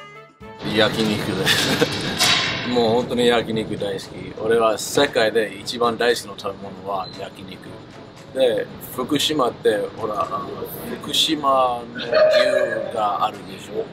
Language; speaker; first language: Japanese; early bilingual, heritage; English